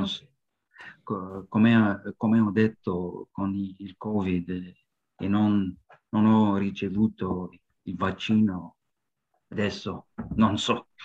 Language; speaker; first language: Italian; non-native, learner; French